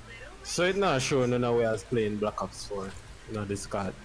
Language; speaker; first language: English; non-native, local second language; Jamaican Creole English